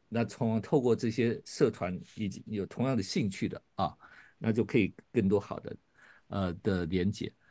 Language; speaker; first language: Chinese; native; Chinese